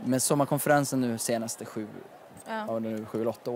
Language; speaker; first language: Swedish; native; Swedish